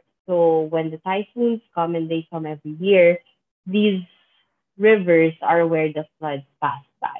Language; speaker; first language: English; non-native, local second language; Filipino